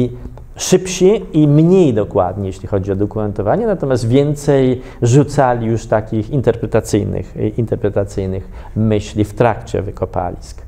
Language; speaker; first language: Polish; native; Polish